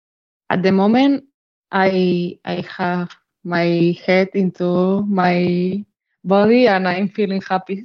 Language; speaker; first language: English; non-native, learner; Spanish